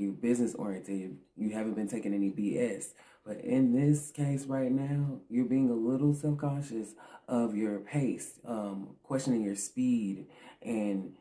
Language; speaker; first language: English; native; English